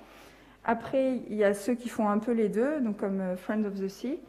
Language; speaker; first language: French; native; French